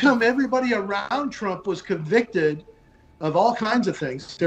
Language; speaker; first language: English; native; English